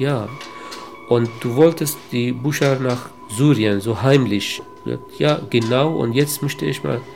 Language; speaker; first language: German; non-native, local second language; Kurdish